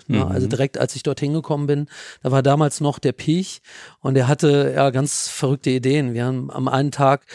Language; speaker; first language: German; native; German